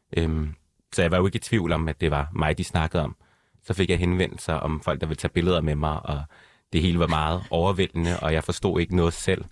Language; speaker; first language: Danish; early bilingual, other home language; Arabic